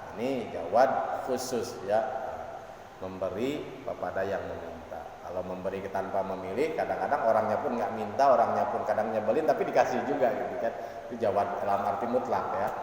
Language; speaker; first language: Indonesian; non-native, local second language; Sundanese